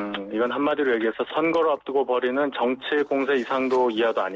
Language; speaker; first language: Korean; native; Korean